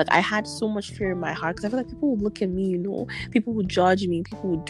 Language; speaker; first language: English; non-native, local second language; Yoruba